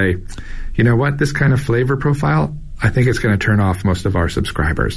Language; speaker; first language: English; native; English